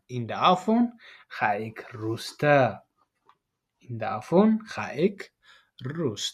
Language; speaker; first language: Dutch; non-native, learner; Tigrinya